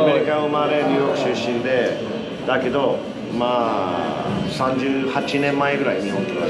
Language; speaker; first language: Japanese; non-native, fluent; English